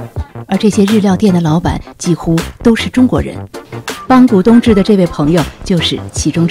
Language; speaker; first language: Chinese; native; Chinese